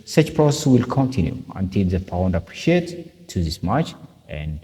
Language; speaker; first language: English; non-native, local second language; Amharic